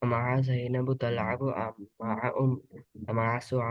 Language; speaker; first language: Arabic; non-native, learner; Bangla